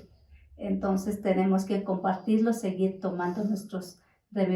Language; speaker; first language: Spanish; native; Spanish